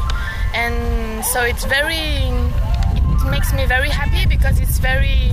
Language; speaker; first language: English; non-native, learner; French